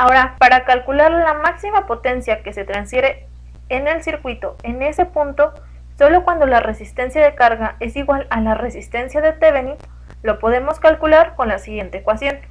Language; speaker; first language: Spanish; native; Spanish